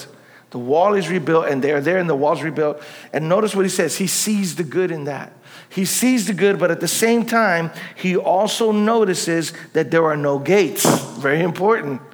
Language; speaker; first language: English; native; English